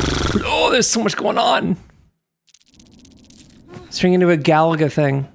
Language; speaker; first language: English; native; English